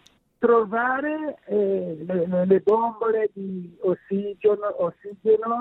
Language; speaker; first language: Italian; non-native, fluent; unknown